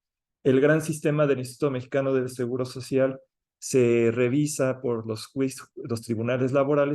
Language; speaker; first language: Spanish; native; Spanish